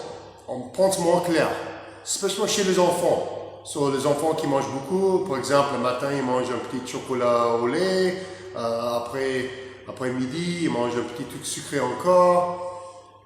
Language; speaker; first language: French; non-native, learner; English